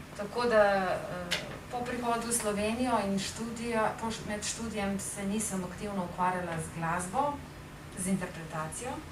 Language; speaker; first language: Slovenian; non-native, fluent; Albanian